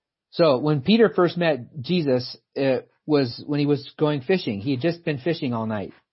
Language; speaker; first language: English; native; English